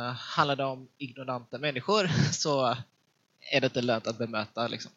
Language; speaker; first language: Swedish; early bilingual, other home language; Vietnamese